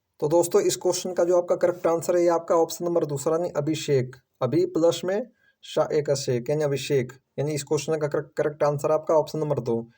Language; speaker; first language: Hindi; native; Hindi